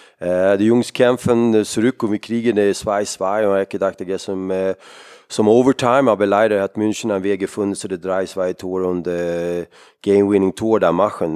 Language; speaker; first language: German; non-native, fluent; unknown